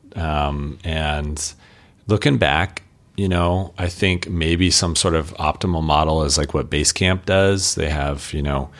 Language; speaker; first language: English; native; English